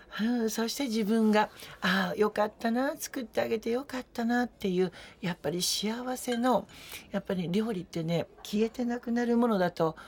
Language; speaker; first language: Japanese; native; Japanese